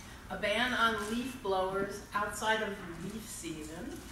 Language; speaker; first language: English; early bilingual, other home language; Spanish